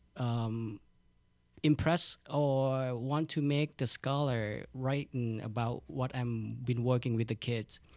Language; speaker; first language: English; non-native, learner; Thai